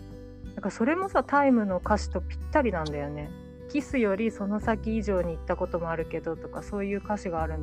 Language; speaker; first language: Japanese; native; Japanese